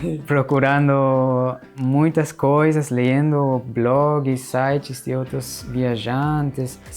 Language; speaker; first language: Portuguese; non-native, fluent; German